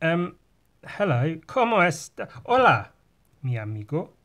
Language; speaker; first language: Spanish; non-native, learner; English